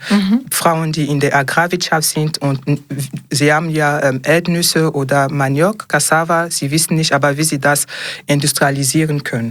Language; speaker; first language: German; non-native, fluent; French